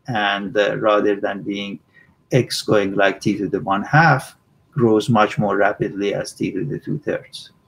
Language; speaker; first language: English; non-native, fluent; Persian